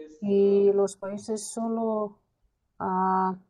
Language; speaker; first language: Spanish; non-native, learner; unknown